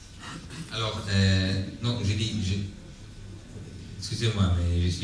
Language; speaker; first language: French; non-native, fluent; Italian